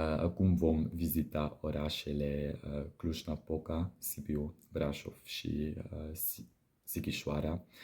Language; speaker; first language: Romanian; non-native, fluent; Dutch